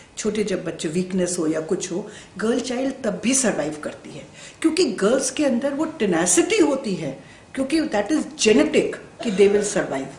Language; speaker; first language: Hindi; native; Hindi